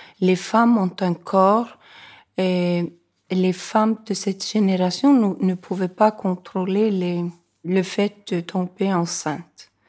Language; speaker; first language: French; non-native, fluent; Icelandic